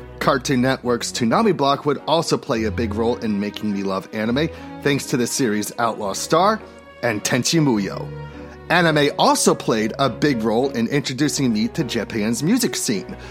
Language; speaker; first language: English; native; English